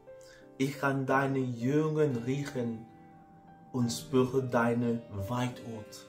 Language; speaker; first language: German; non-native, learner; English